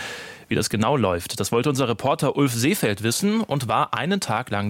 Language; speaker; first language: German; native; German